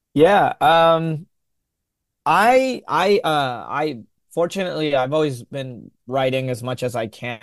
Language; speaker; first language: English; native; English